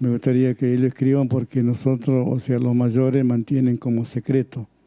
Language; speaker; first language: Spanish; non-native, local second language; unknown